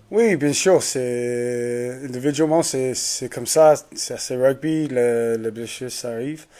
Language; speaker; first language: French; non-native, learner; English